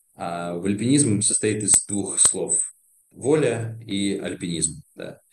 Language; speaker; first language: Russian; native; Russian